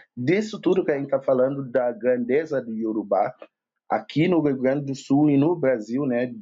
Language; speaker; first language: Portuguese; non-native, fluent; Yoruba